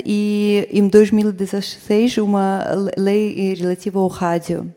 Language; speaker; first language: Portuguese; non-native, fluent; Russian